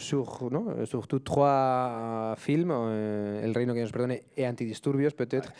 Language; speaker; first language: French; non-native, fluent; Spanish